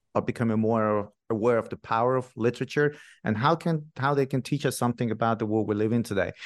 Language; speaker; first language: English; non-native, fluent; Persian